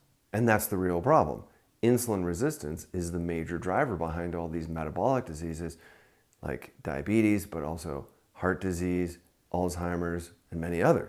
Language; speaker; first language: English; native; English